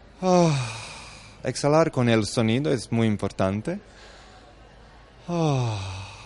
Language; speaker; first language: Spanish; non-native, fluent; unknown